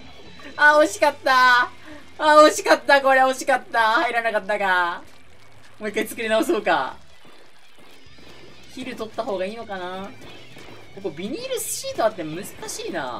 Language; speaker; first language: Japanese; native; Japanese